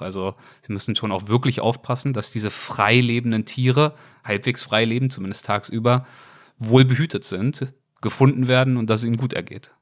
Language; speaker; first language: German; native; German